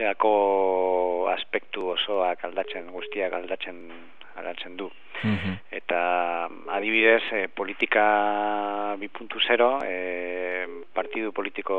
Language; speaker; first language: Basque; non-native, learner; Spanish